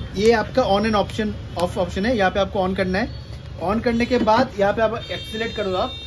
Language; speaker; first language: Hindi; non-native, local second language; Bangla